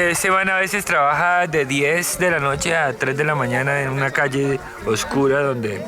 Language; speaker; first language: Spanish; native; Spanish